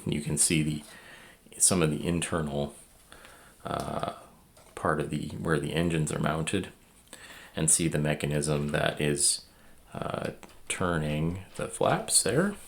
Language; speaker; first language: English; native; English